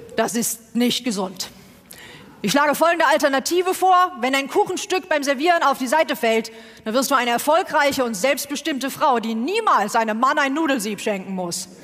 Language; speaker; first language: German; native; German